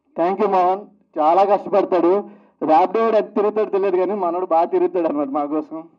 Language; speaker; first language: Telugu; native; Telugu